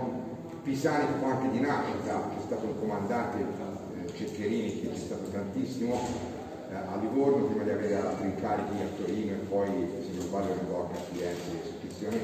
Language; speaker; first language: Italian; native; Italian